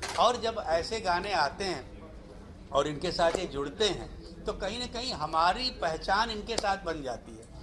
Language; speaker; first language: Hindi; native; Hindi